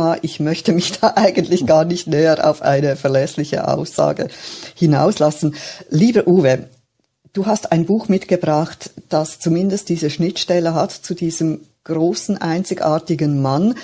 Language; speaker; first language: German; native; German